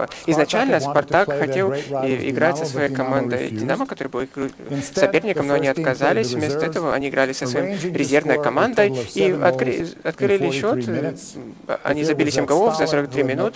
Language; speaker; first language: Russian; native; Russian